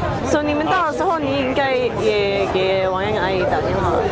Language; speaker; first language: Chinese; early bilingual, other home language; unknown